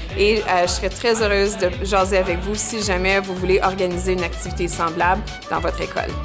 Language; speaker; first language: French; native; French